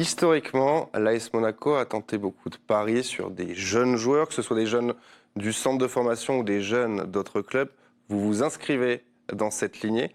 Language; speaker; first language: French; native; French